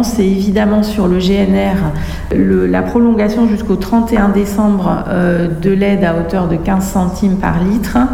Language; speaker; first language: French; native; French